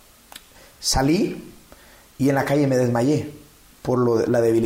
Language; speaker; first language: Spanish; native; Spanish